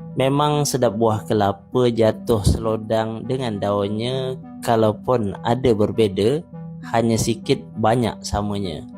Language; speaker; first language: Malay; native; Malay